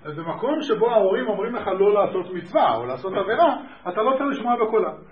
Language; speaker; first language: Hebrew; native; Hebrew